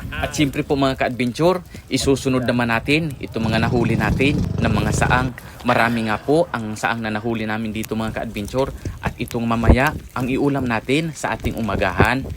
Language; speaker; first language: Filipino; non-native, local second language; Masbatenyo